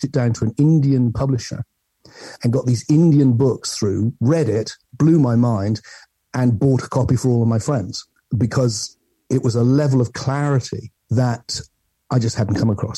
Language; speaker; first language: English; native; English